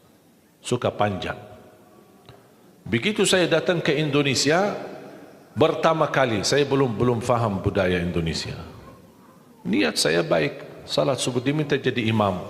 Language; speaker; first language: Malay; non-native, fluent; Arabic